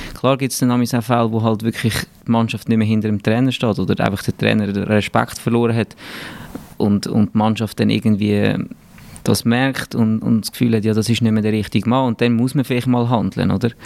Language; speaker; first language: German; native; German